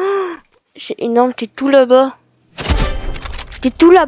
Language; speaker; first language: French; native; French